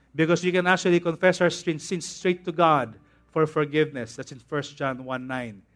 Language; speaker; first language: English; non-native, local second language; Filipino